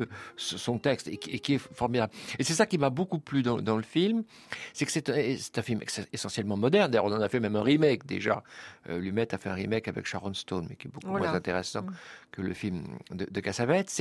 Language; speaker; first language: French; native; French